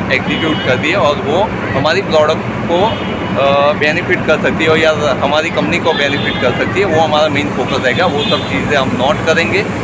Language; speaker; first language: Hindi; non-native, local second language; Gujarati